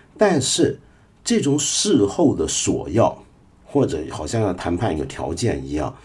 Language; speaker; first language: Chinese; non-native, local second language; Cantonese